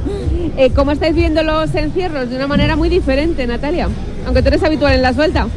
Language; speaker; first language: Spanish; native; Spanish